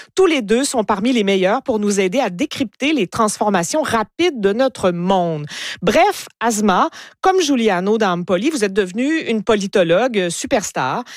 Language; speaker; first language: French; native; French